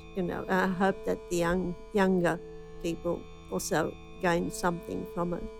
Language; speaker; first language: English; non-native, fluent; Italian